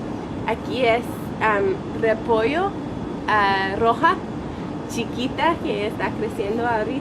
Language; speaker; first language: Spanish; non-native, learner; English